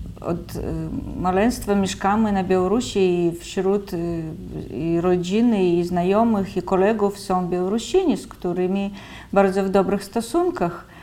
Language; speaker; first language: Polish; early bilingual, heritage; Polish